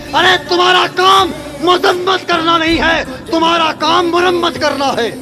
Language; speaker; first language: Urdu; non-native, local second language; Punjabi